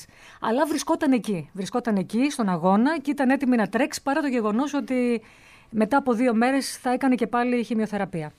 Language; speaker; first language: Greek; native; Greek